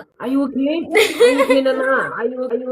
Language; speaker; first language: English; non-native, learner; Korean